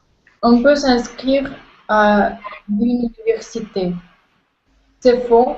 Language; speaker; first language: French; non-native, learner; Russian